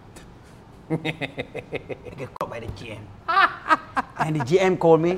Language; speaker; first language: English; non-native, local second language; Malay